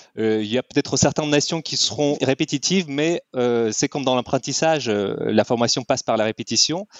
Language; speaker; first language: French; non-native, fluent; Russian